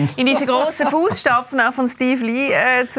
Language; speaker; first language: German; native; German